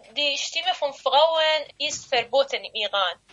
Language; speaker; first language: German; non-native, learner; Persian